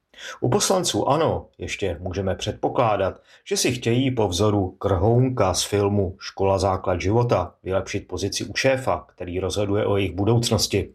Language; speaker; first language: Czech; native; Czech